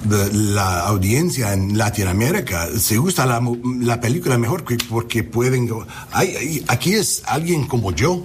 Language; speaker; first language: Spanish; early bilingual, heritage; English